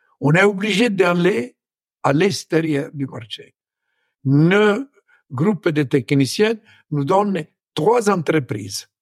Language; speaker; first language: French; non-native, fluent; Italian